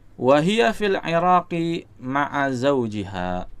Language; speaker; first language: Arabic; non-native, learner; Indonesian